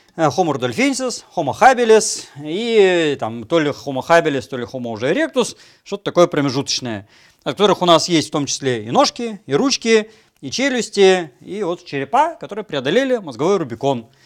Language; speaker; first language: Russian; native; Russian